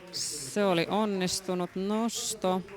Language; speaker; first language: Finnish; native; Finnish